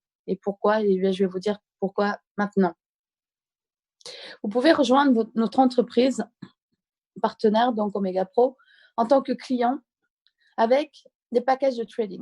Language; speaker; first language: French; native; French